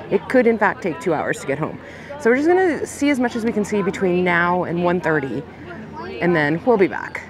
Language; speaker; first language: English; native; English